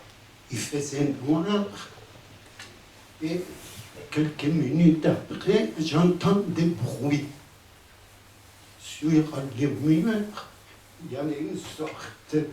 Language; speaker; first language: French; non-native, fluent; Spanish